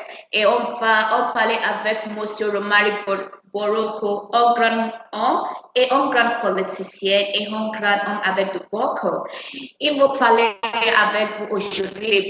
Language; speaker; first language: French; non-native, learner; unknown